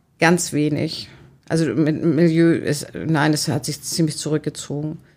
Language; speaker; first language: German; native; German